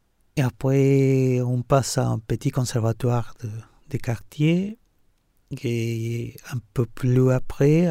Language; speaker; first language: French; non-native, fluent; Spanish